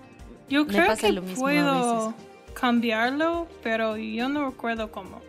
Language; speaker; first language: Spanish; non-native, learner; English